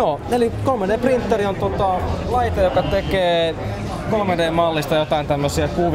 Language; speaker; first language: Finnish; native; Finnish